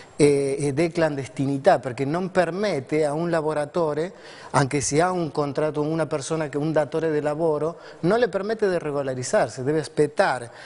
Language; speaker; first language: Italian; non-native, fluent; Spanish